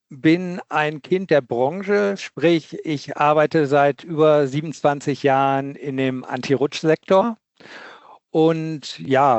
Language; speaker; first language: German; native; German